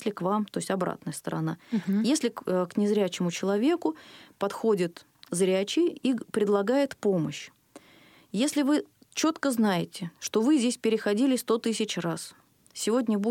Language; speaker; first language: Russian; native; Russian